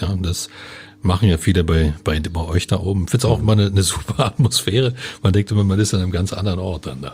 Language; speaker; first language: German; native; German